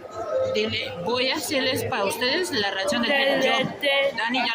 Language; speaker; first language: Spanish; native; Spanish